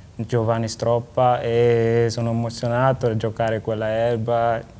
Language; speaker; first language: Italian; non-native, learner; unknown